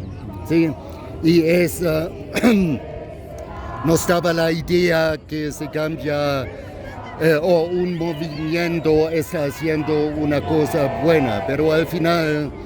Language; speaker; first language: Spanish; non-native, fluent; German